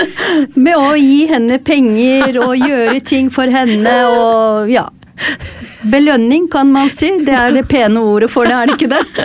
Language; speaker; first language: Norwegian; non-native, fluent; Turkish